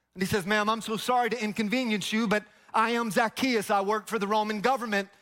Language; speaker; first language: English; native; English